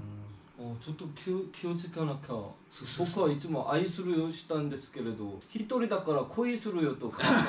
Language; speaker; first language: Japanese; non-native, fluent; Korean